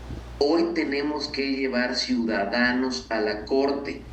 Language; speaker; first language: Spanish; native; Spanish